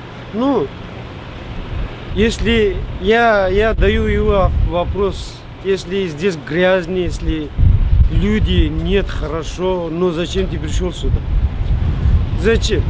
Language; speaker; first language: Russian; non-native, learner; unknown